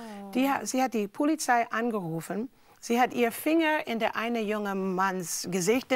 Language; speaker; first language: German; non-native, fluent; English